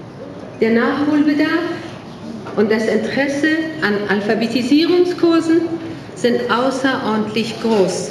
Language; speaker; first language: German; non-native, fluent; Persian